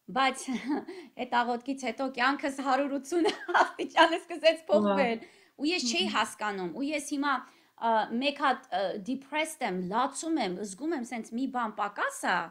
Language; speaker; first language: Armenian; native; Armenian